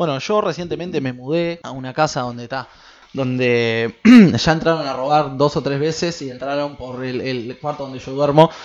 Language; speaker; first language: Spanish; native; Spanish